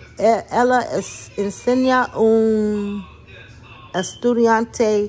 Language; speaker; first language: Spanish; non-native, learner; English